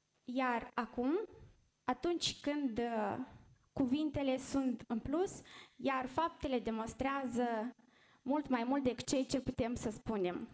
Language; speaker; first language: Romanian; native; Romanian